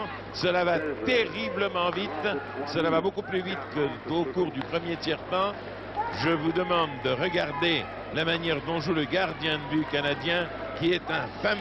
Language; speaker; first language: French; native; French